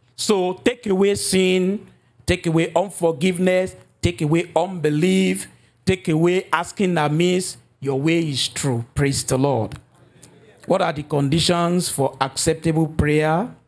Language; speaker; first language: English; non-native, local second language; Yoruba